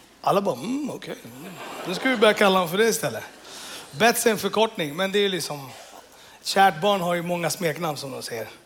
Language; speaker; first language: Swedish; early bilingual, other home language; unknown